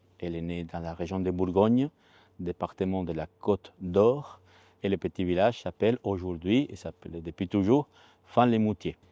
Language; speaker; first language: French; non-native, fluent; Spanish